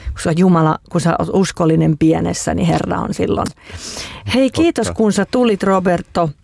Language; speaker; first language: Finnish; native; Finnish